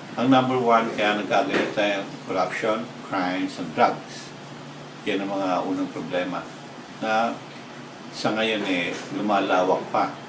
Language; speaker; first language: Filipino; non-native, local second language; Cebuano